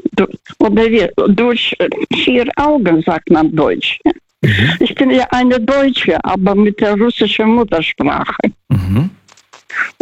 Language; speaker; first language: German; non-native, learner; Russian